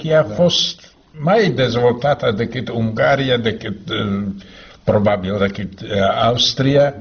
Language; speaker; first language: Romanian; non-native, fluent; Slovak